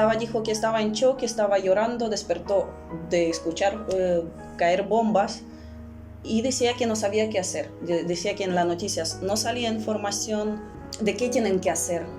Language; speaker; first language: Spanish; early bilingual, other home language; Russian